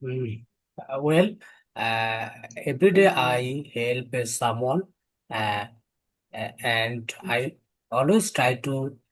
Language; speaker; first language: English; non-native, learner; Bangla